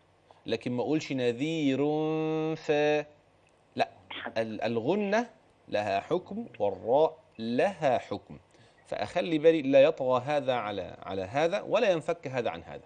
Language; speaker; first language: Arabic; native; Arabic